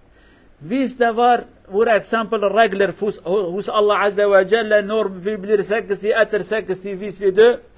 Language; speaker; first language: Swedish; non-native, learner; Kurdish